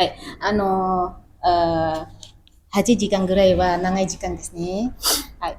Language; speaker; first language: Japanese; non-native, learner; Indonesian